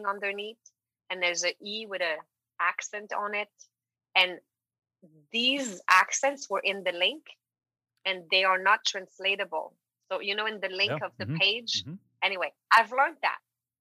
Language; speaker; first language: English; non-native, fluent; French